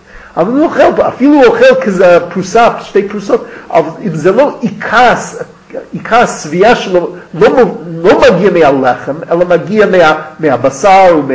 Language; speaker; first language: Hebrew; non-native, fluent; English